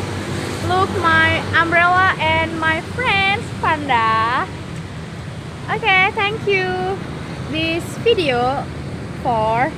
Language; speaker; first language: English; non-native, learner; Indonesian